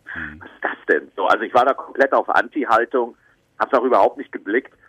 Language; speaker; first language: German; native; German